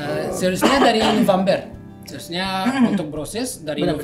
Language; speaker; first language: Indonesian; non-native, learner; Arabic